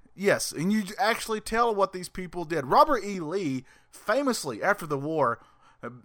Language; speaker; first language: English; native; English